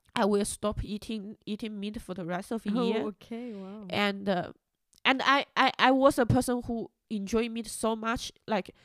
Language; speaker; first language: English; non-native, fluent; Chinese